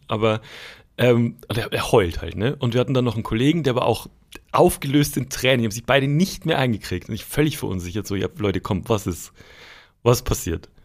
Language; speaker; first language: German; native; German